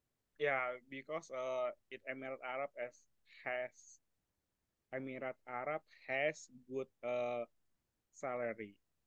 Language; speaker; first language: English; non-native, learner; Indonesian